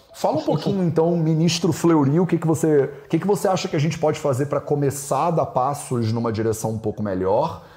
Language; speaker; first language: Portuguese; native; Portuguese